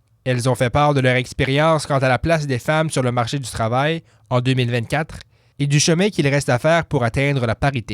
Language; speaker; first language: French; native; French